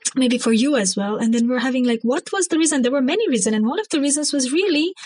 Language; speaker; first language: English; non-native, local second language; Bangla